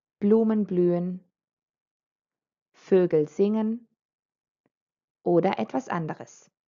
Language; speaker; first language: German; non-native, fluent; Croatian